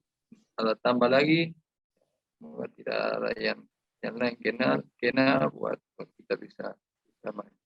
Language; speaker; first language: Indonesian; non-native, fluent; Spanish